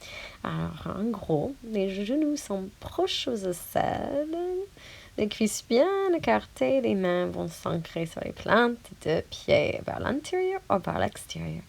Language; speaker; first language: French; non-native, fluent; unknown